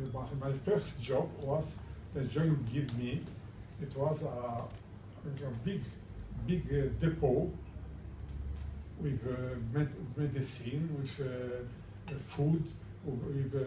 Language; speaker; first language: English; non-native, learner; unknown